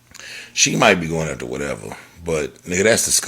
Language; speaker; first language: English; native; English